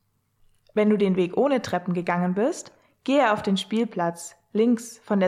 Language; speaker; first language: German; native; German